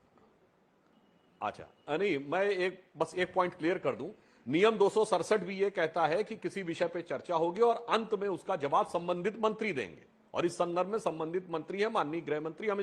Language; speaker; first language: Hindi; native; Hindi